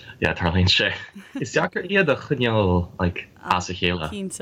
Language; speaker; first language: Irish; non-native, fluent; English